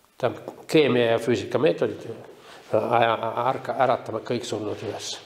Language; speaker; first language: Estonian; non-native, local second language; Russian